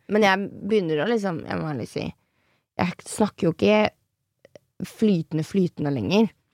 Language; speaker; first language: Norwegian; early bilingual, other home language; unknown